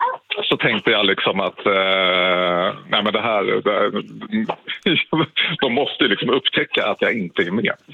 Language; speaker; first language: Swedish; native; Swedish